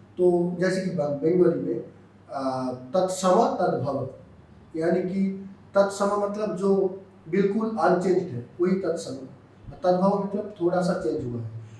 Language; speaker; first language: Hindi; non-native, local second language; Bangla